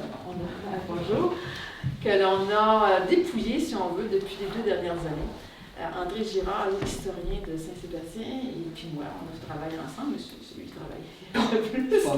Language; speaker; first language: French; native; French